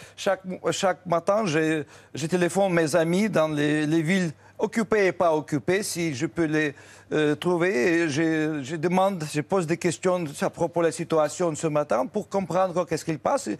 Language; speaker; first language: French; non-native, fluent; Russian